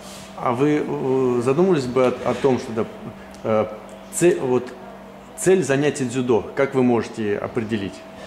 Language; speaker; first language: Russian; native; Russian